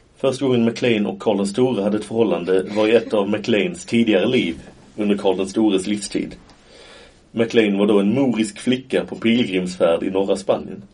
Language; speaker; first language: Swedish; native; Swedish